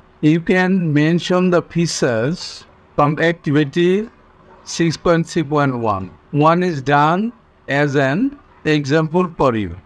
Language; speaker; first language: English; non-native, learner; Bangla